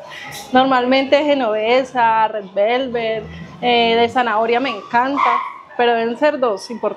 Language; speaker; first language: Spanish; native; Spanish